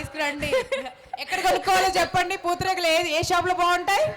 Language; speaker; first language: Telugu; native; Telugu